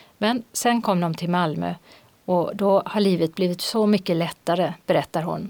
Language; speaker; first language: Swedish; native; Swedish